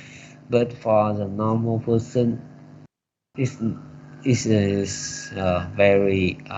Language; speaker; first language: English; non-native, learner; Vietnamese